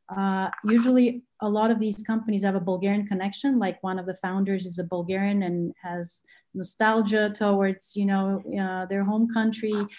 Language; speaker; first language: English; non-native, fluent; Bulgarian